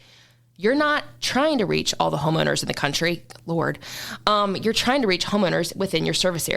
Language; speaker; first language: English; native; English